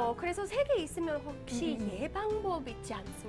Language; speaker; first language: Korean; non-native, fluent; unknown